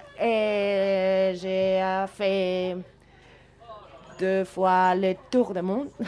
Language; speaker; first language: French; non-native, learner; Spanish